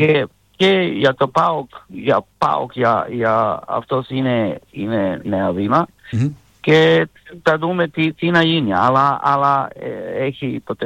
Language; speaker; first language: Greek; non-native, learner; Serbian